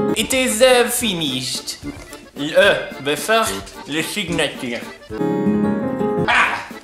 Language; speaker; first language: English; non-native, fluent; Swedish